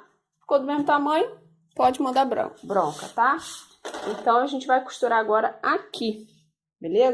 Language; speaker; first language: Portuguese; native; Portuguese